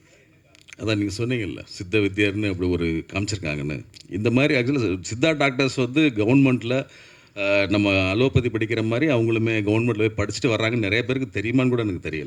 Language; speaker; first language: Tamil; native; Tamil